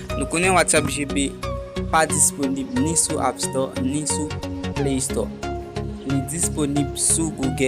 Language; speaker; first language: French; non-native, learner; Haitian Creole